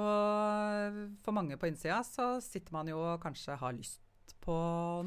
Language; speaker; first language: Norwegian; native; Norwegian